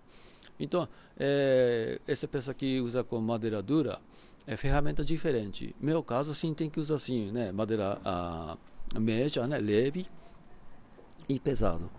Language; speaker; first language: Portuguese; non-native, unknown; Japanese